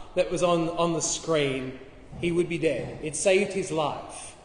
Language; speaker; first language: English; native; English